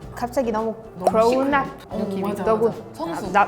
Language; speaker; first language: Korean; non-native, learner; Hebrew